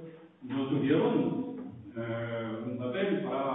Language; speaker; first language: Spanish; non-native, fluent; French